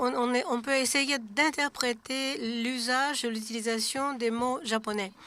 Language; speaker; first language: French; non-native, fluent; Japanese